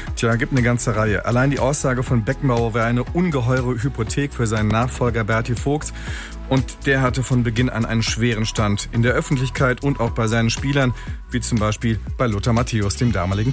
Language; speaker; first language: German; native; German